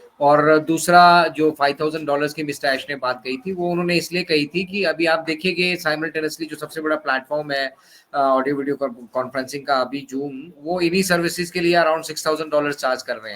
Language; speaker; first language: Hindi; native; Hindi